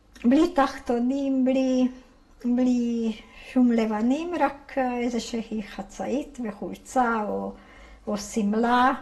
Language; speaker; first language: Hebrew; non-native, fluent; Hungarian